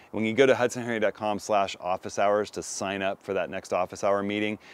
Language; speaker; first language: English; native; English